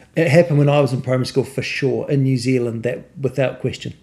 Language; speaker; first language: English; native; English